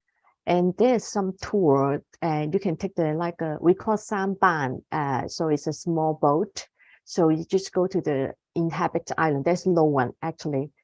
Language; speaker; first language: English; non-native, fluent; Cantonese